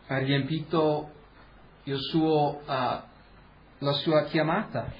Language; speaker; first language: Italian; early bilingual, heritage; Italian